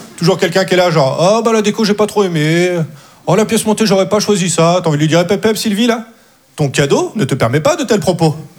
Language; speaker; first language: French; native; French